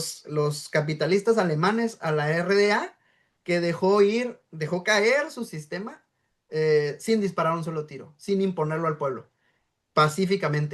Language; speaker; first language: Spanish; native; Spanish